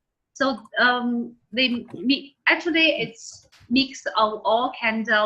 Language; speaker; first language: English; non-native, learner; Chinese